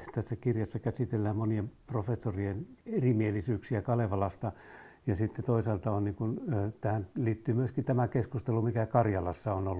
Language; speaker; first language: Finnish; native; Finnish